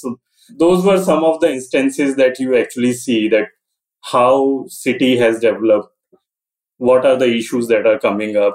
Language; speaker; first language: English; non-native, local second language; Hindi